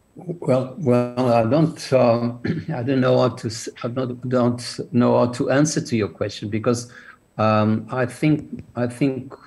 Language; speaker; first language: English; non-native, fluent; Portuguese